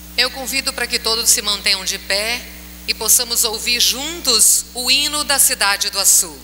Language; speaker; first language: Portuguese; native; Portuguese